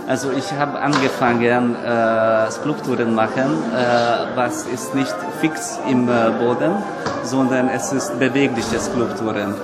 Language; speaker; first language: German; non-native, learner; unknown